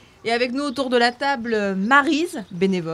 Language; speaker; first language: French; native; French